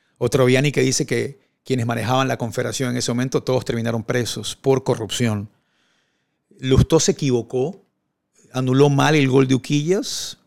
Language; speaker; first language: Spanish; native; Spanish